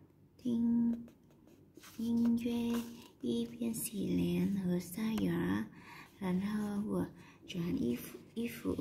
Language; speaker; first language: Chinese; non-native, learner; Vietnamese